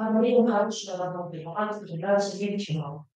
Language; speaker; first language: Russian; non-native, local second language; Kazakh